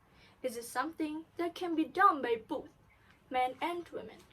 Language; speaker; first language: English; non-native, learner; Indonesian